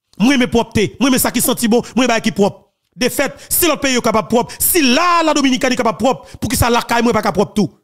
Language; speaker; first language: French; non-native, local second language; Haitian Creole